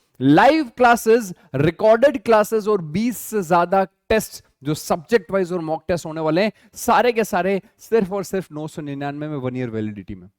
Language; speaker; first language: Hindi; native; Hindi